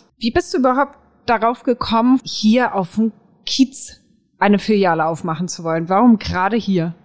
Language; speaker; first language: German; native; German